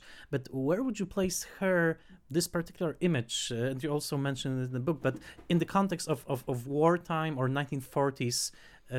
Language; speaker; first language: English; non-native, fluent; Polish